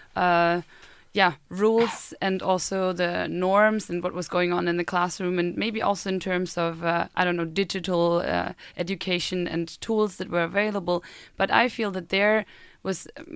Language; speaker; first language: English; non-native, fluent; German